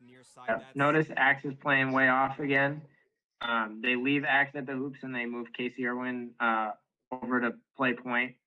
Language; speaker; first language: English; native; English